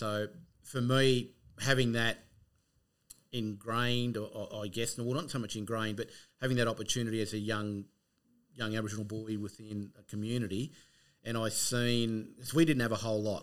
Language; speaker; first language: English; native; English